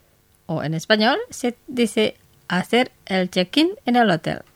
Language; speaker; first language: Spanish; non-native, fluent; Indonesian